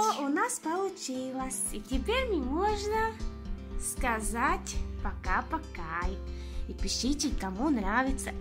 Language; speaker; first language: Russian; non-native, learner; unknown